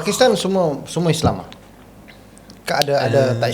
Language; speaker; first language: Malay; native; Malay